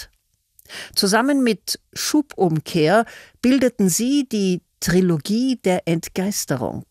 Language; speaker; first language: German; native; German